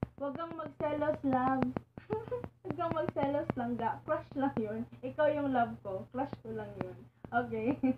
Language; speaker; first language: Filipino; non-native, local second language; Cebuano